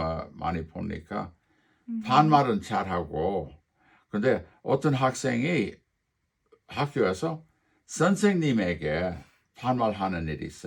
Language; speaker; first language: Korean; non-native, fluent; English